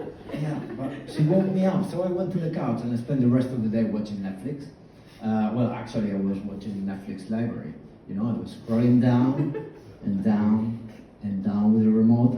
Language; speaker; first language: English; non-native, fluent; Spanish